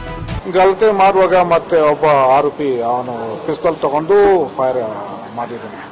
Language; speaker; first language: Kannada; non-native, fluent; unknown